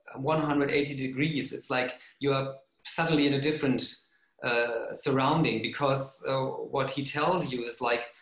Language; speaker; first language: English; non-native, fluent; German